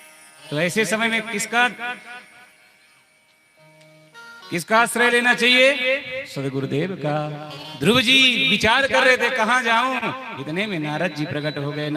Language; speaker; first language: Hindi; native; Hindi